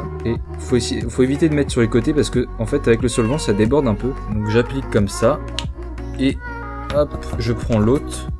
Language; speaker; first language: French; native; French